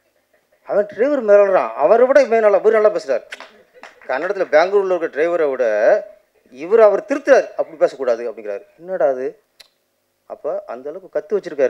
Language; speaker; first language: Tamil; native; Tamil